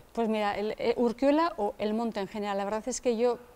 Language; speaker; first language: Spanish; native; Spanish